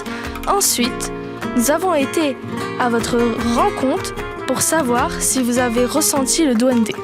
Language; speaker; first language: French; native; French